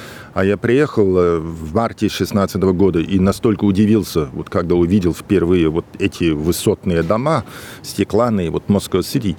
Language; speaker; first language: Russian; non-native, fluent; English